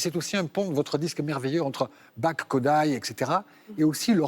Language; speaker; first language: French; native; French